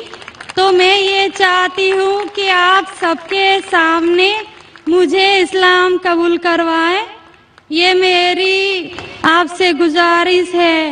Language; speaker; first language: Hindi; non-native, local second language; Marathi